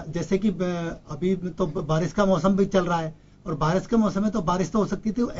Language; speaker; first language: Hindi; native; Hindi